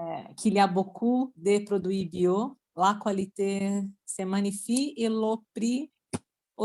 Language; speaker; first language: French; non-native, learner; Portuguese